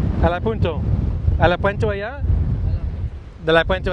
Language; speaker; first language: Spanish; non-native, learner; English